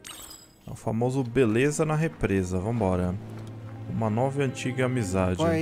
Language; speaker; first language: Portuguese; native; Portuguese